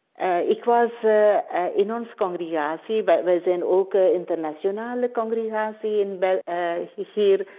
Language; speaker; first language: Dutch; non-native, learner; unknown